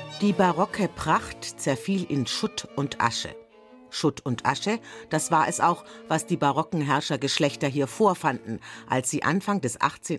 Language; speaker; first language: German; native; German